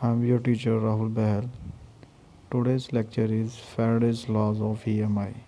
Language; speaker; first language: English; non-native, local second language; Punjabi